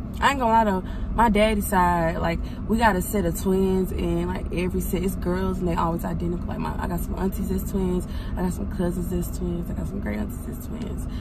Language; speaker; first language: English; native; English